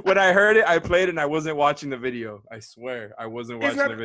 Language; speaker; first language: English; native; English